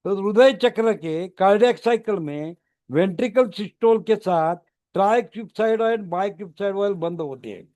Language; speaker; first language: Hindi; non-native, local second language; Marathi